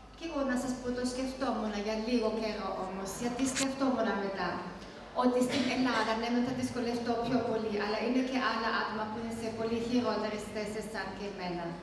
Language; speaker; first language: Greek; non-native, fluent; German